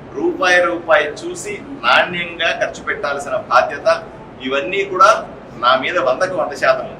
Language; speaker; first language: Telugu; native; Telugu